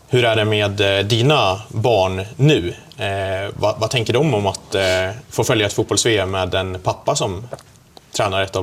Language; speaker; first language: Swedish; native; Swedish